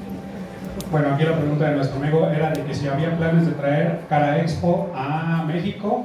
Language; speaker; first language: Spanish; native; Spanish